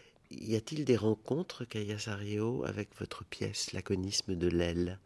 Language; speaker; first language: French; native; French